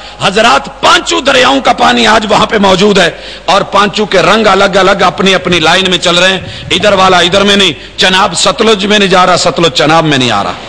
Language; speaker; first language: Urdu; non-native, local second language; Punjabi